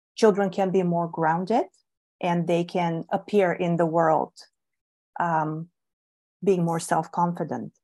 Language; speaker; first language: English; non-native, fluent; Bulgarian